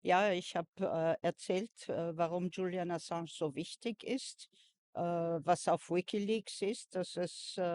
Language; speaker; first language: German; non-native, fluent; French